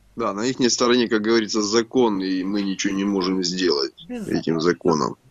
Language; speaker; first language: Russian; native; Russian